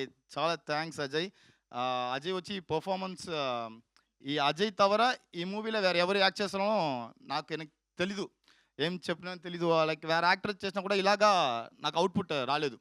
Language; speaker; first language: Telugu; non-native, learner; Tamil